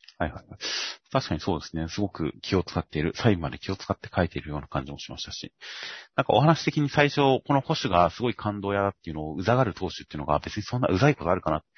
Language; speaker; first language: Japanese; native; Japanese